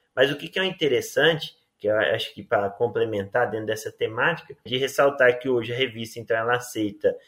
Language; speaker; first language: Portuguese; native; Portuguese